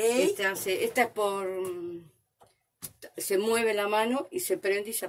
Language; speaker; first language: Portuguese; non-native, learner; Spanish